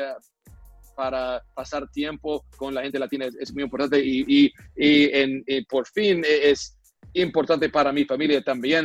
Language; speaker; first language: Spanish; non-native, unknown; English